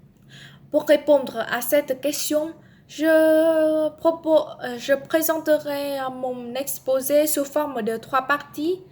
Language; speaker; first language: French; non-native, learner; Vietnamese